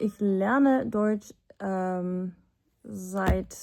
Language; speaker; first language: German; non-native, fluent; Korean